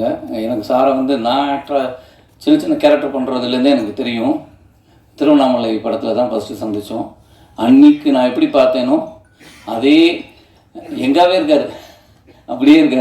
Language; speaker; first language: Tamil; native; Tamil